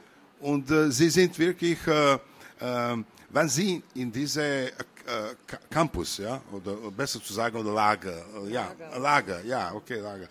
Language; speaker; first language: German; non-native, learner; Serbian